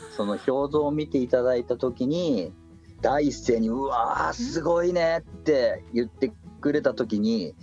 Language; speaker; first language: Japanese; native; Japanese